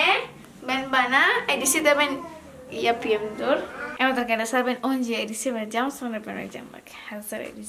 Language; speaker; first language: Turkish; non-native, learner; Indonesian